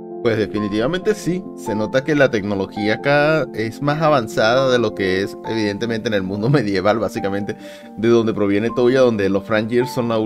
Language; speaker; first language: Spanish; native; Spanish